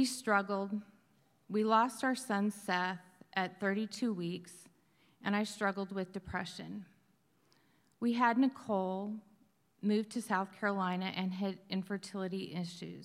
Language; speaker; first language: English; native; English